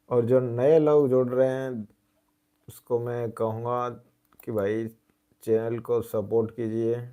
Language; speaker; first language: Hindi; non-native, local second language; Gujarati